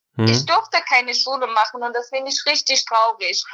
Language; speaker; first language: German; early bilingual, other home language; Bosnian